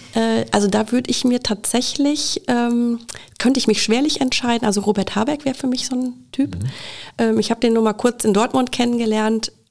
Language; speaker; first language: German; native; German